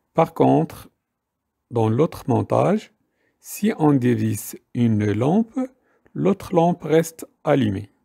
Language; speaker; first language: French; non-native, local second language; Arabic